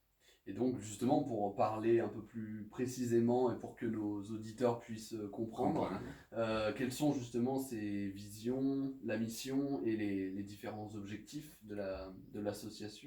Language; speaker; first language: French; native; French